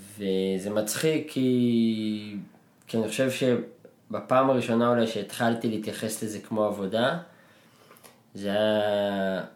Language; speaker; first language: Hebrew; native; Hebrew